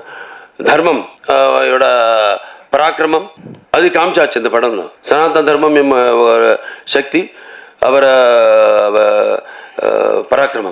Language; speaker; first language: Tamil; non-native, local second language; Telugu